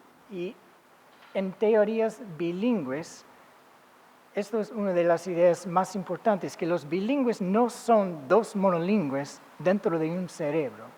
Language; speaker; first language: Spanish; non-native, fluent; English